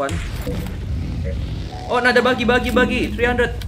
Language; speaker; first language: English; non-native, learner; Indonesian